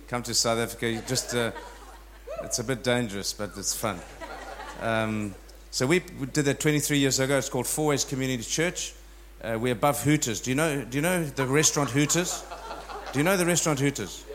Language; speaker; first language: English; native; English